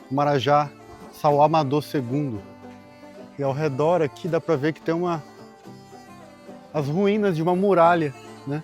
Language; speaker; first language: Portuguese; native; Portuguese